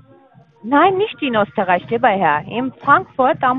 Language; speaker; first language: German; non-native, learner; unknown